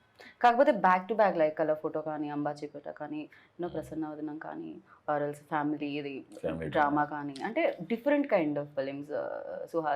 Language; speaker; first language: Telugu; native; Telugu